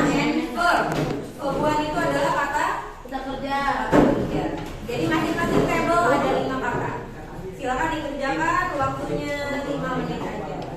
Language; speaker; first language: Indonesian; native; Indonesian